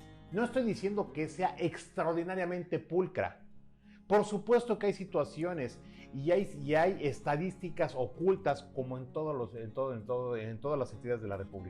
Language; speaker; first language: Spanish; native; Spanish